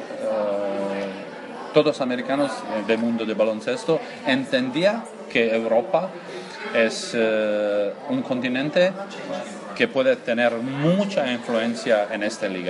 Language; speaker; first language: Spanish; non-native, learner; Croatian